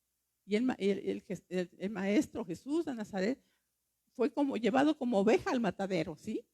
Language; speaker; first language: Spanish; native; Spanish